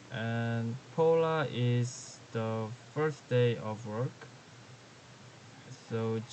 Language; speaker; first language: English; non-native, learner; Korean